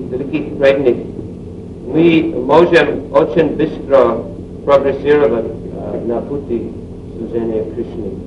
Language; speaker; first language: Russian; non-native, learner; English